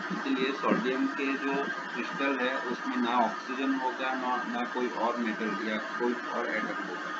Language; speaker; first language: Hindi; non-native, local second language; Gujarati